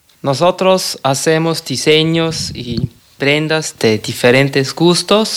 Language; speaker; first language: Spanish; non-native, fluent; German